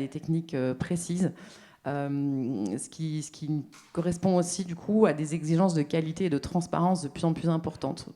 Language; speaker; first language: French; native; French